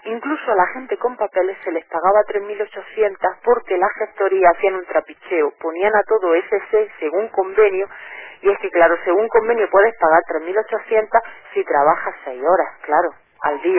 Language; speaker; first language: Spanish; native; Spanish